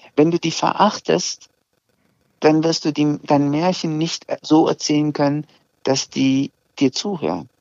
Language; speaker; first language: German; early bilingual, other home language; Azerbaijani